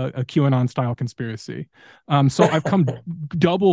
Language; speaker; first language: English; native; English